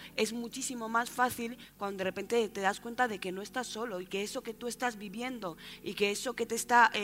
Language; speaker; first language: Spanish; native; Spanish